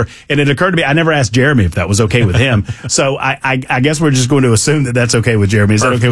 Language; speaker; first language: English; native; English